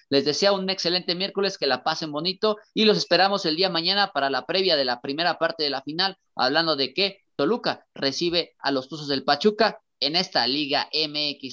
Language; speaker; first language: Spanish; native; Spanish